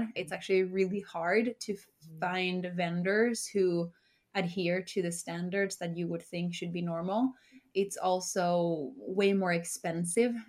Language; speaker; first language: English; early bilingual, heritage; Spanish